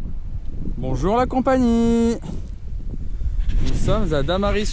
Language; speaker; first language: French; native; French